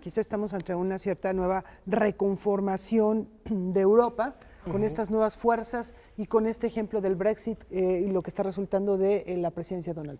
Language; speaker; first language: Spanish; native; Spanish